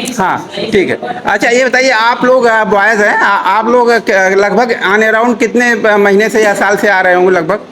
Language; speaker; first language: Hindi; native; Hindi